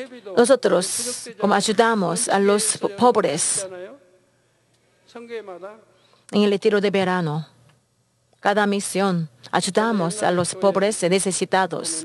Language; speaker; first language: Spanish; non-native, learner; Korean